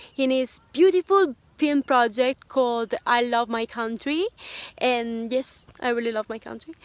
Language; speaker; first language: English; non-native, fluent; Italian